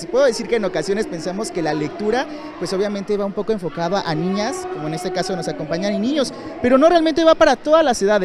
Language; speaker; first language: Spanish; native; Spanish